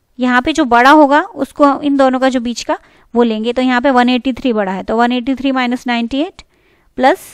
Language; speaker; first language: Hindi; native; Hindi